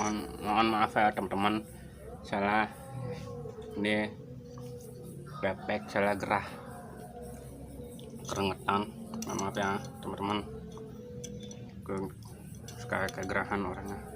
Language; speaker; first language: Indonesian; native; Indonesian